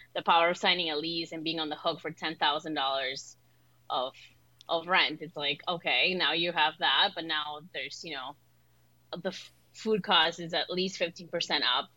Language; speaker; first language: English; early bilingual, other home language; Spanish